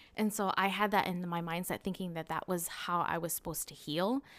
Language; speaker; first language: English; native; English